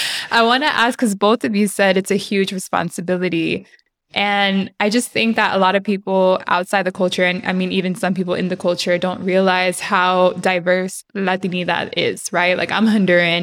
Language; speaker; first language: English; early bilingual, other home language; Spanish